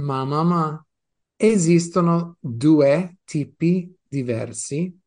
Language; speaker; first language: Italian; non-native, fluent; English